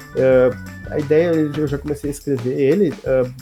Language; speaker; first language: Portuguese; native; Portuguese